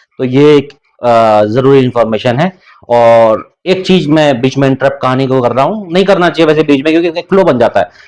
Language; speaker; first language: Hindi; native; Hindi